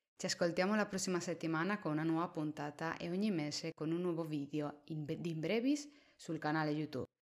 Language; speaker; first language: Italian; non-native, fluent; Spanish